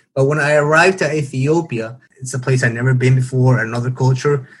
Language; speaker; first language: English; non-native, fluent; Spanish